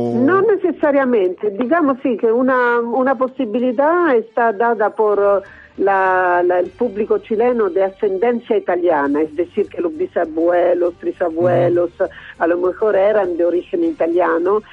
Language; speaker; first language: Spanish; non-native, learner; Italian